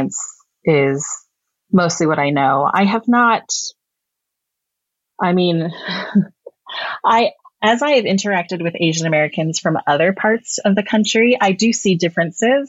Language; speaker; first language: English; native; English